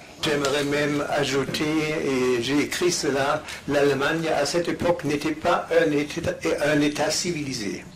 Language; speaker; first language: French; non-native, fluent; German